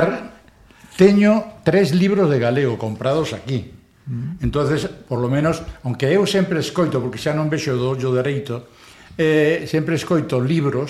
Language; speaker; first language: Galician; non-native, local second language; Spanish